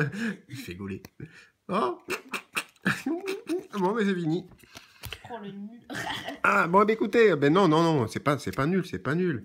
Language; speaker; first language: French; native; French